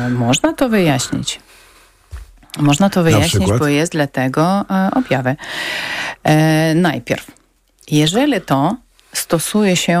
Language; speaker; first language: Polish; non-native, learner; Ukrainian